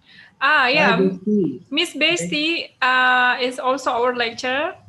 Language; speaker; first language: English; non-native, fluent; Indonesian